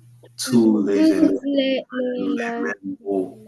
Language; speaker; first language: French; non-native, learner; English